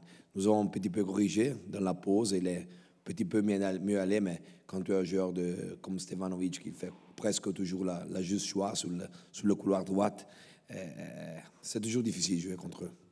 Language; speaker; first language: French; non-native, local second language; Italian